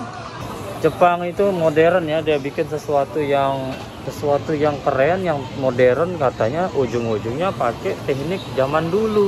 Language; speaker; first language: Indonesian; native; Indonesian